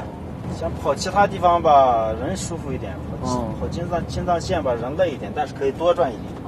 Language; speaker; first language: Chinese; native; Chinese